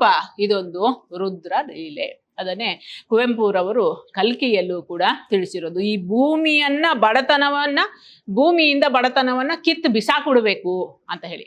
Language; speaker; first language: Kannada; native; Kannada